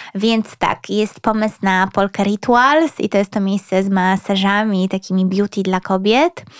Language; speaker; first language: Polish; early bilingual, heritage; Polish